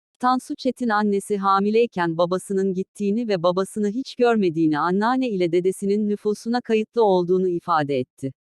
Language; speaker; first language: Turkish; native; Turkish